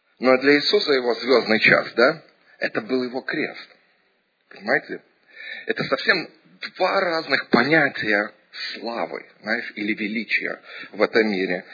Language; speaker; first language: Russian; early bilingual, heritage; Russian